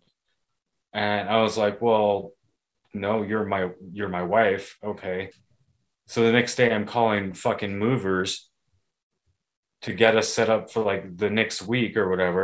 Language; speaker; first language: English; native; English